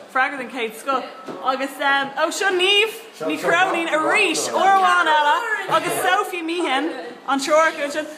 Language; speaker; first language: Irish; non-native, local second language; English